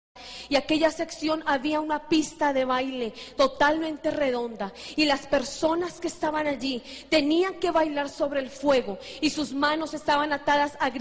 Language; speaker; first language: Spanish; native; Spanish